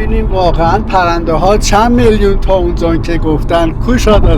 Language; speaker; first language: Persian; native; Persian